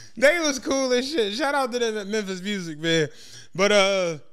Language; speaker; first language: English; native; English